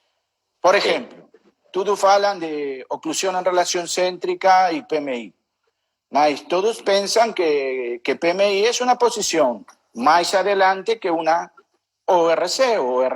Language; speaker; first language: Portuguese; non-native, learner; Spanish